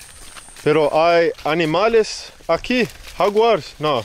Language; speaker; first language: Spanish; non-native, learner; English